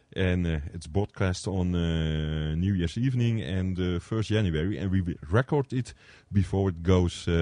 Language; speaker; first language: English; non-native, learner; Dutch